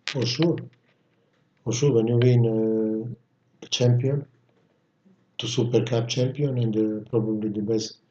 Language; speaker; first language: English; non-native, fluent; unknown